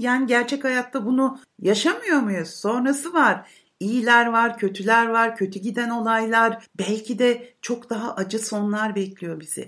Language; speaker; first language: Turkish; native; Turkish